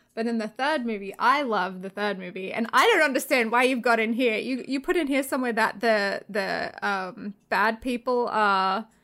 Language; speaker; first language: English; native; English